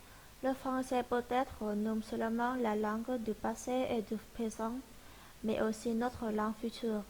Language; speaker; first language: French; non-native, learner; Vietnamese